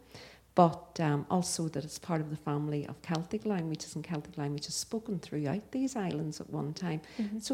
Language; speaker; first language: English; native; English